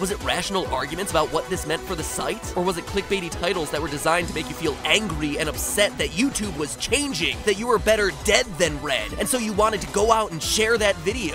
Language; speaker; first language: English; native; English